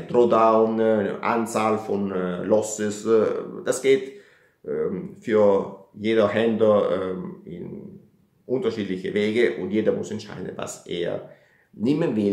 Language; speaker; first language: German; non-native, fluent; Italian